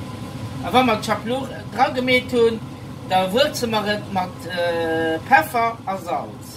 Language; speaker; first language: German; non-native, learner; Dutch